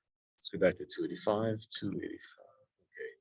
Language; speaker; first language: English; native; English